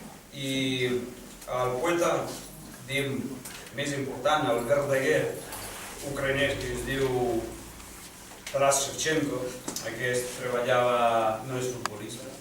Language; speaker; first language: Catalan; non-native, fluent; Ukrainian